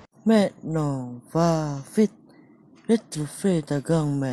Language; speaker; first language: French; non-native, learner; Indonesian